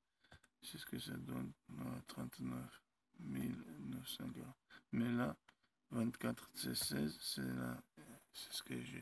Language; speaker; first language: French; non-native, learner; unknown